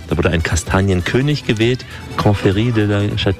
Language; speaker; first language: German; native; German